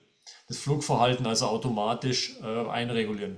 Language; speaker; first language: German; native; German